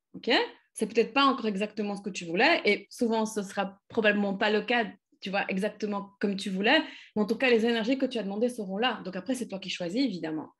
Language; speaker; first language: French; non-native, fluent; Polish